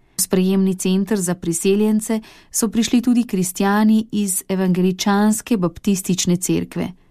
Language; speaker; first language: Slovenian; native; Slovenian